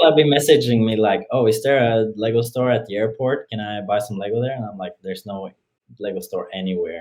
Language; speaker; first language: English; non-native, fluent; Norwegian